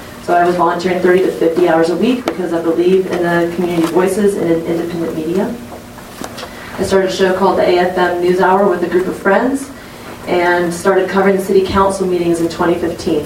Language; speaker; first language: English; native; English